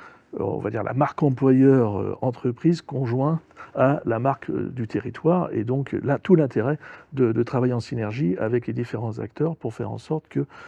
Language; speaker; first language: French; native; French